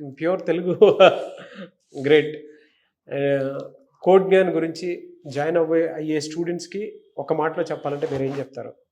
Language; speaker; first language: Telugu; native; Telugu